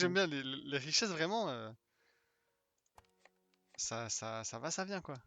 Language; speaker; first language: French; native; French